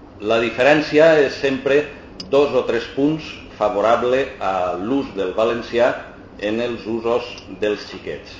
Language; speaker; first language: Catalan; native; Catalan